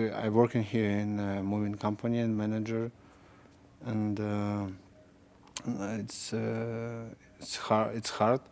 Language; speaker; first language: English; non-native, learner; Russian